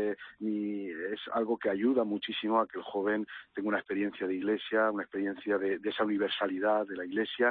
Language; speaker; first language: Spanish; native; Spanish